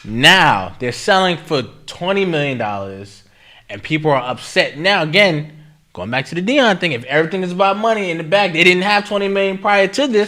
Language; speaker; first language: English; native; English